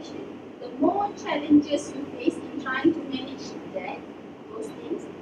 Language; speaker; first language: English; non-native, local second language; Malay